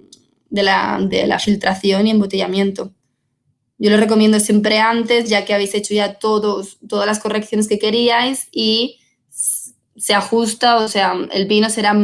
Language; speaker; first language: Spanish; native; Spanish